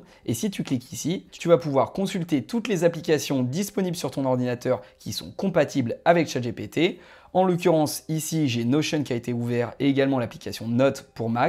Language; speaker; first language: French; native; French